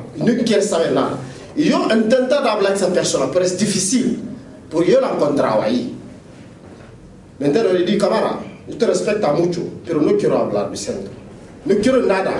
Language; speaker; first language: Spanish; non-native, learner; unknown